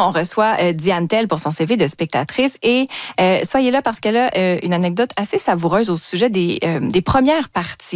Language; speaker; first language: French; native; French